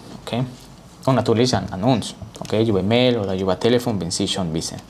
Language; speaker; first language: German; non-native, learner; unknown